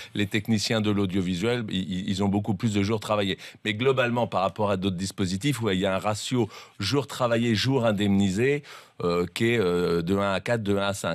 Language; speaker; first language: French; native; French